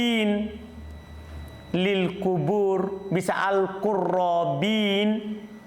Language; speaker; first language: Arabic; non-native, fluent; Indonesian